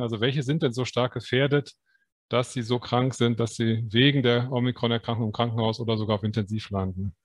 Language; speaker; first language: German; native; German